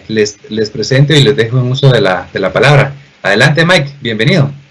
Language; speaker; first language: Spanish; native; Spanish